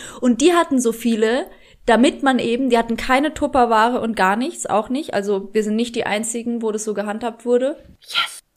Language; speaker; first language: German; early bilingual, other home language; Polish